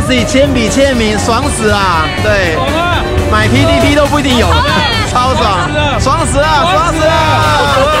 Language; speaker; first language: Chinese; native; Chinese